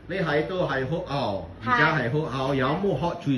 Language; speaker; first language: Chinese; native; Chinese